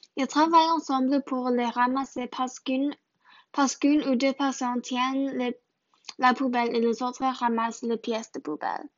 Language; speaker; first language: French; non-native, learner; English